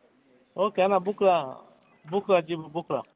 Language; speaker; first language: Arabic; non-native, learner; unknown